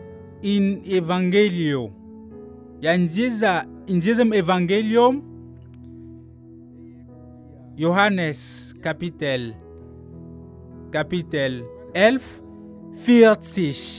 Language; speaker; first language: German; non-native, learner; Ewe